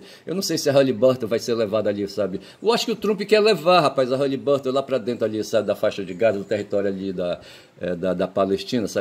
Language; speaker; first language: Portuguese; native; Portuguese